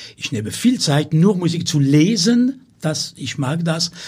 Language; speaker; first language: German; non-native, learner; French